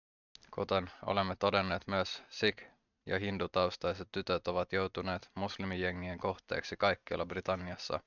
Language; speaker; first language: Finnish; native; Finnish